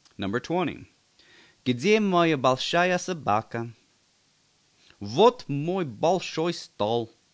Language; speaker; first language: Russian; non-native, learner; English